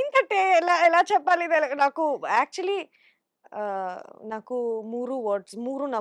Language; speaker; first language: Telugu; non-native, learner; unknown